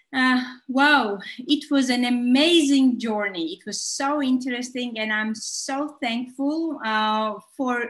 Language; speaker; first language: English; non-native, fluent; Georgian